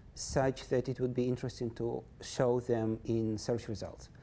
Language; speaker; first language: English; non-native, fluent; Russian